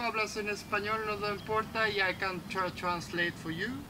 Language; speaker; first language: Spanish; non-native, learner; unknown